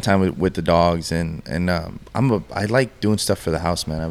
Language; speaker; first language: English; native; English